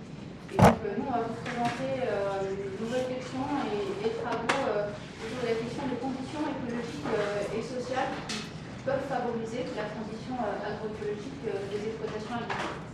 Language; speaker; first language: French; native; French